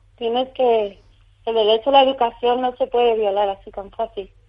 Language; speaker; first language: Spanish; native; Spanish